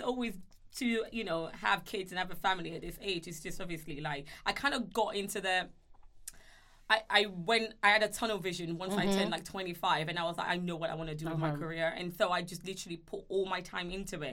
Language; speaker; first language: English; non-native, local second language; Yoruba